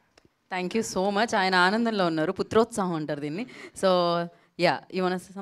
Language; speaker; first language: Telugu; native; Telugu